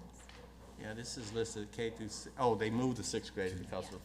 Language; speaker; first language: English; native; English